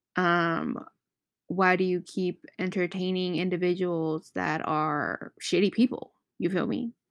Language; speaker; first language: English; early bilingual, other home language; Spanish